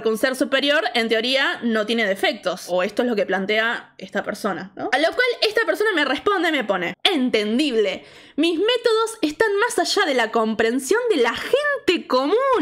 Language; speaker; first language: Spanish; native; Spanish